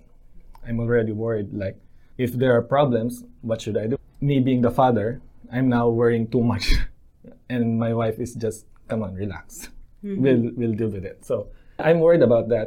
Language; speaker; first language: English; non-native, local second language; Filipino